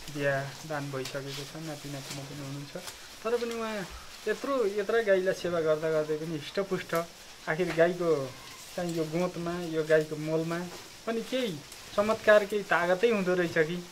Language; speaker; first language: Nepali; native; Nepali